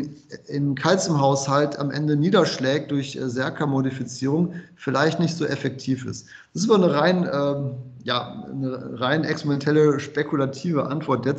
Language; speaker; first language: German; native; German